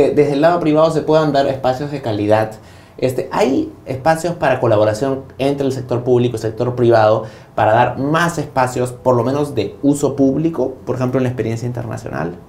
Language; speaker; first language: Spanish; native; Spanish